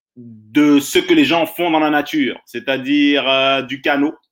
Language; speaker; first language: French; native; French